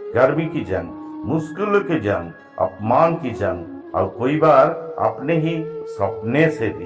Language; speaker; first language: Hindi; non-native, local second language; Bangla